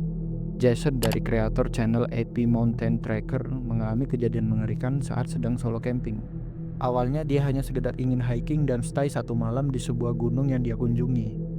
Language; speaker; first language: Indonesian; native; Indonesian